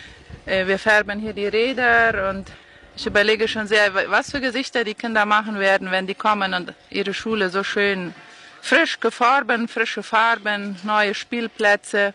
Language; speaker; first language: German; non-native, fluent; Spanish